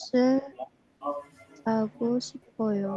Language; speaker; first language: Korean; non-native, learner; Indonesian